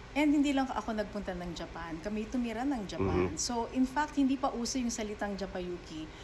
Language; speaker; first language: Filipino; native; Filipino